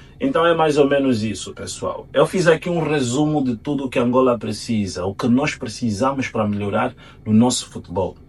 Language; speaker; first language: Portuguese; native; Portuguese